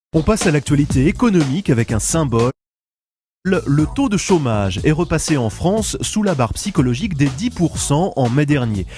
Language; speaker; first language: French; native; French